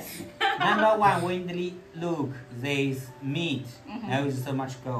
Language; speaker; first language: English; non-native, learner; Chinese